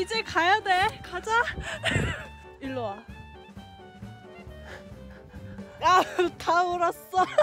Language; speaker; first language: Korean; non-native, learner; English